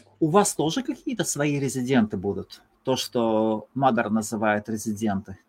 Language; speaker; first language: Russian; non-native, local second language; Latvian